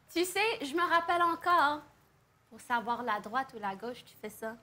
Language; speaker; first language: French; early bilingual, heritage; French